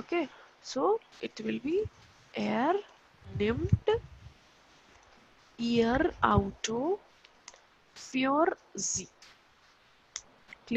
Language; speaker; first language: German; non-native, fluent; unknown